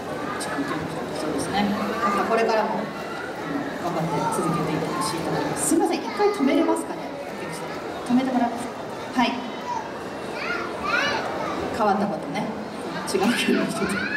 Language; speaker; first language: Japanese; native; Japanese